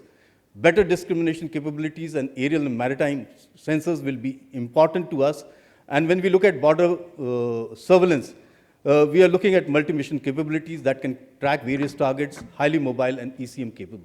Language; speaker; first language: English; non-native, local second language; Hindi